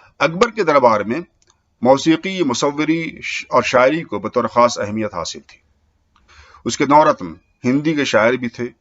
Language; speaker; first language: Urdu; native; Urdu